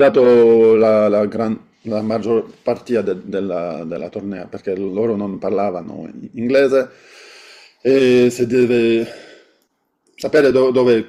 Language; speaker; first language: Italian; non-native, fluent; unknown